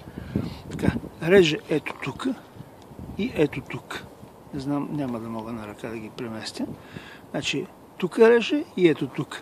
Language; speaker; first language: Bulgarian; native; Bulgarian